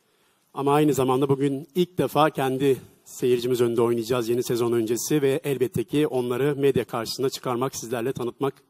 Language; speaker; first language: Turkish; native; Turkish